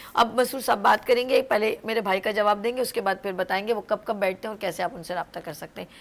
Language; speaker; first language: Urdu; native; Urdu